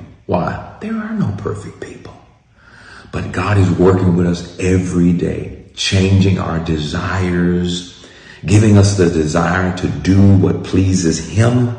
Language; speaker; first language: English; native; English